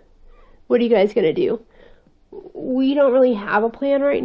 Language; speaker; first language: English; native; English